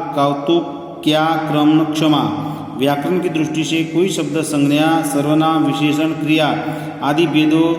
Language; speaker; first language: Hindi; non-native, local second language; Gujarati